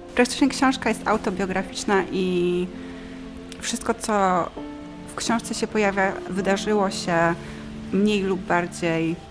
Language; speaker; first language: Polish; native; Polish